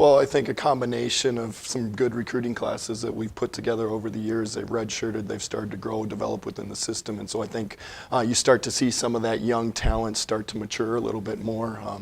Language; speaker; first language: English; native; English